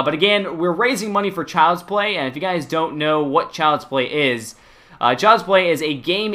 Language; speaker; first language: English; native; English